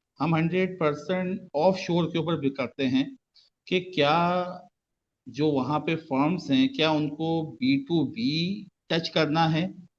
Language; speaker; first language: Urdu; native; Urdu